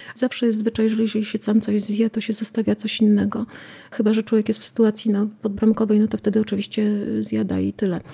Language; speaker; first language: Polish; native; Polish